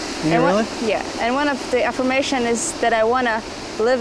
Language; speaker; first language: English; non-native, fluent; Latvian